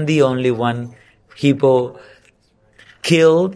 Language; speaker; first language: English; non-native, fluent; Spanish